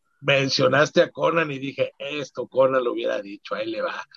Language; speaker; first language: Spanish; native; Spanish